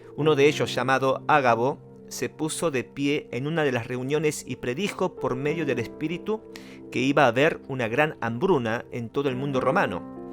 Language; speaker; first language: Spanish; non-native, fluent; Korean